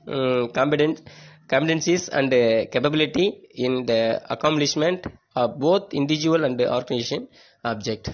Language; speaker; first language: English; non-native, local second language; Tamil